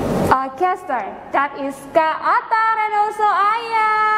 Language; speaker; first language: English; non-native, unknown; Indonesian